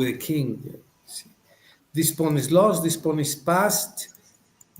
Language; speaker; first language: English; non-native, fluent; Spanish